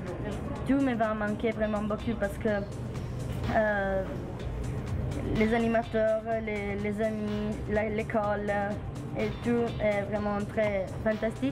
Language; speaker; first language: French; non-native, learner; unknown